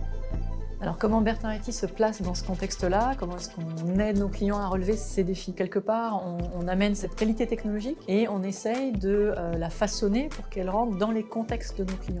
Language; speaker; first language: French; native; French